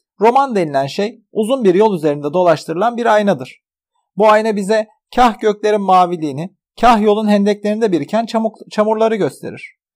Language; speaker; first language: Turkish; native; Turkish